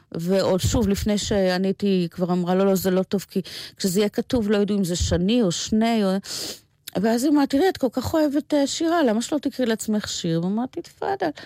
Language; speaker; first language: Hebrew; native; Hebrew